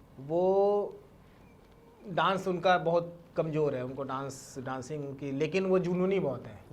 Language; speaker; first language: Hindi; non-native, local second language; Bangla